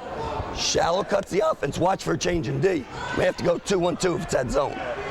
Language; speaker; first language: English; native; English